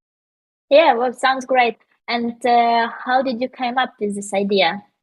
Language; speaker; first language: English; non-native, learner; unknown